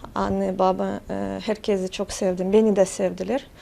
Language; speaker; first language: Turkish; non-native, fluent; Russian